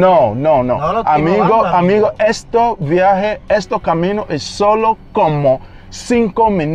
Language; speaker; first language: Spanish; non-native, learner; English